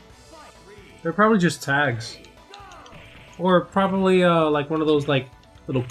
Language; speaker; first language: English; native; English